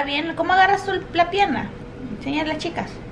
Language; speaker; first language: Spanish; native; Spanish